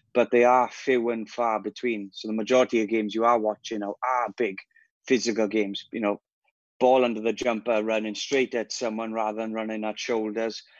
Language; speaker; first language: English; native; English